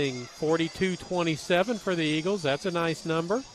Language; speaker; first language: English; native; English